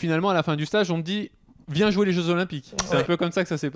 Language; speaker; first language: French; native; French